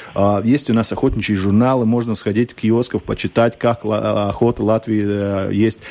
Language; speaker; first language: Russian; non-native, local second language; Latvian